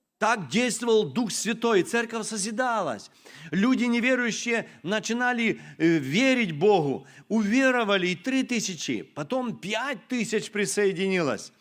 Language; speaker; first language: Russian; non-native, local second language; Ukrainian